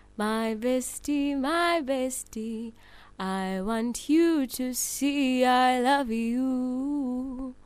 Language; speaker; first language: English; non-native, local second language; Swahili